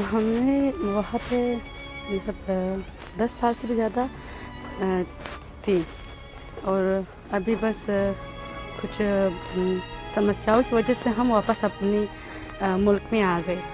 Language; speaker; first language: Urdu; non-native, fluent; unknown